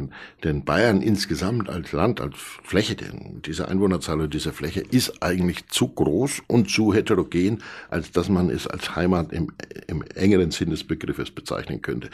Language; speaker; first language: German; native; German